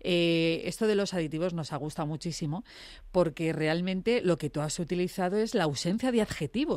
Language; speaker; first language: Spanish; native; Spanish